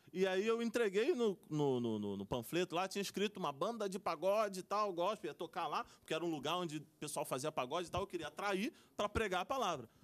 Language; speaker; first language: Portuguese; native; Portuguese